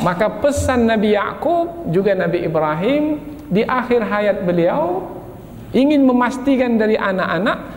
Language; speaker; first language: Malay; native; Malay